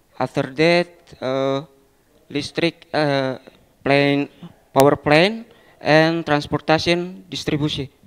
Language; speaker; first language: English; non-native, learner; Indonesian